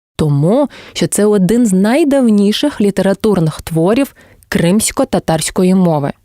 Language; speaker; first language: Ukrainian; non-native, local second language; Crimean Tatar